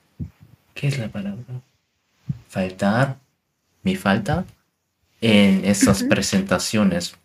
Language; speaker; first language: Spanish; non-native, learner; German